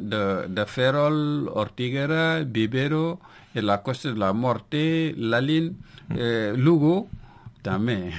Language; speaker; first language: Spanish; non-native, local second language; Wolof